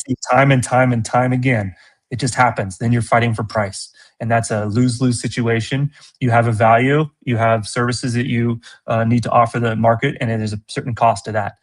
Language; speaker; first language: English; native; English